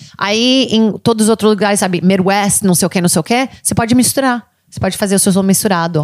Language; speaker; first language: Portuguese; early bilingual, heritage; English